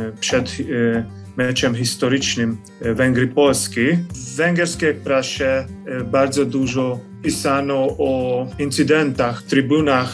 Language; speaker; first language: Polish; non-native, fluent; Hungarian